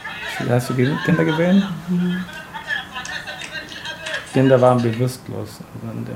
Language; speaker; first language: German; non-native, learner; Arabic